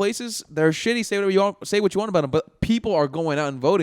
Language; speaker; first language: English; native; English